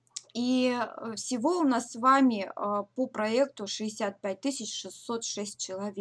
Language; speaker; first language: Russian; native; Russian